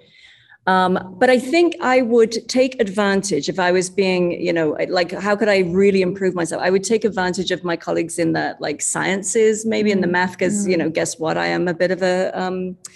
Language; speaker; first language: English; native; English